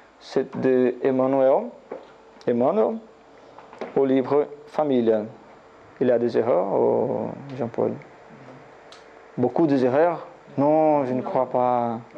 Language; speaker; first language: French; non-native, learner; Portuguese